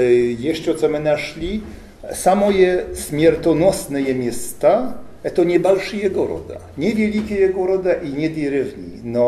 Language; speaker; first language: Russian; non-native, learner; Polish